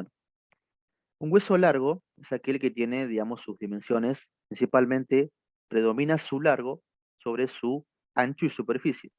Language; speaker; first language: Spanish; native; Spanish